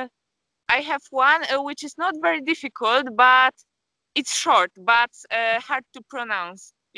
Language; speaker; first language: English; non-native, fluent; Polish